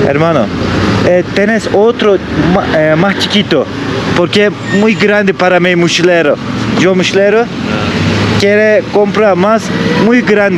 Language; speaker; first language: Spanish; non-native, learner; Turkish